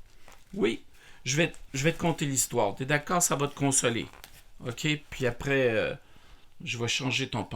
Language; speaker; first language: French; native; French